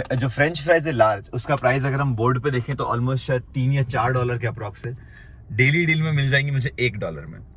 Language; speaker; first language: Hindi; native; Hindi